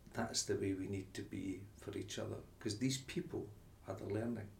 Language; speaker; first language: English; native; English